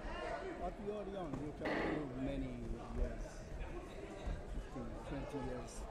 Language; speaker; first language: English; non-native, learner; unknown